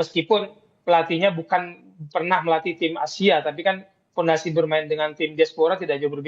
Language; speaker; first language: Indonesian; native; Indonesian